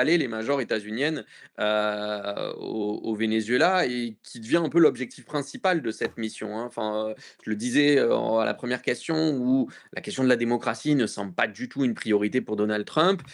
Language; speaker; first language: French; native; French